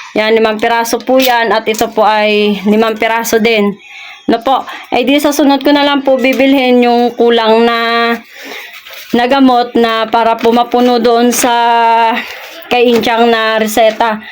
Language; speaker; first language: Filipino; non-native, local second language; Cebuano